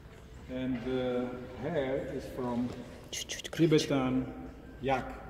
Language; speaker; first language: English; non-native, learner; Slovak